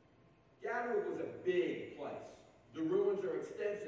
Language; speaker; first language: English; native; English